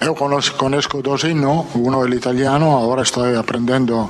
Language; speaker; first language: Portuguese; non-native, fluent; Italian